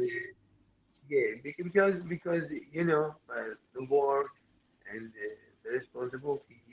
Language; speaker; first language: English; non-native, learner; Arabic